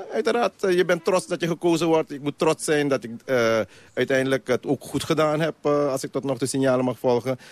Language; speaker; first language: Dutch; non-native, local second language; Caribbean Hindustani